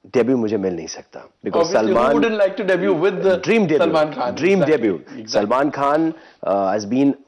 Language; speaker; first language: Hindi; native; Hindi